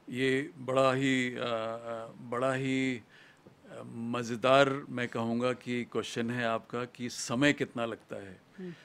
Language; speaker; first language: Hindi; native; Hindi